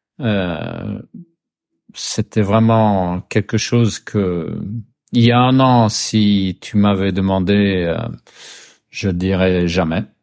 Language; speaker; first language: French; non-native, fluent; Swedish